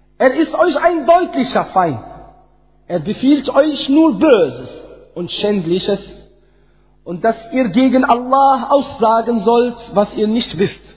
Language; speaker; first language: German; non-native, fluent; Arabic